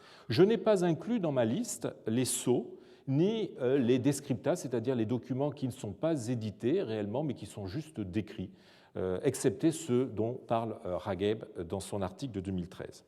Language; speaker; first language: French; native; French